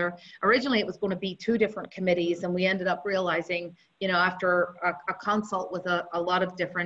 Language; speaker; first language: English; native; English